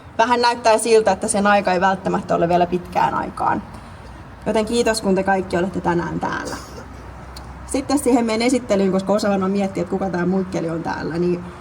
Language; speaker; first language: Finnish; early bilingual, other home language; Vietnamese